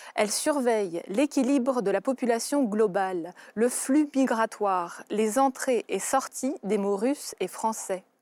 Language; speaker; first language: French; early bilingual, other home language; Russian